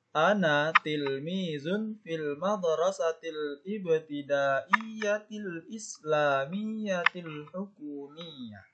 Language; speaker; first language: Arabic; non-native, fluent; Indonesian